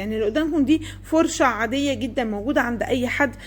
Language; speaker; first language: Arabic; native; Arabic